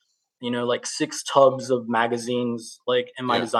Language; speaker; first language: English; native; English